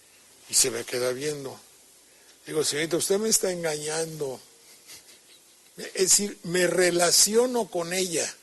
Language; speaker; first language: Spanish; native; Spanish